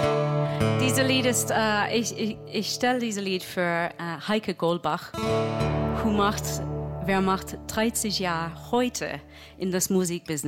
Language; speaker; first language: German; non-native, learner; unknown